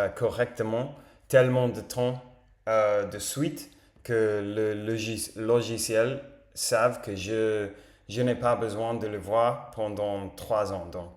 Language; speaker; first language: French; non-native, learner; English